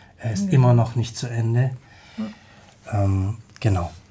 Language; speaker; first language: German; native; German